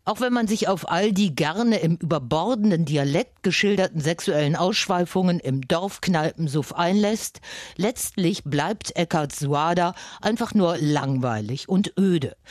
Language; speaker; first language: German; native; German